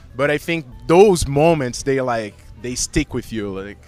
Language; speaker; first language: English; non-native, fluent; Portuguese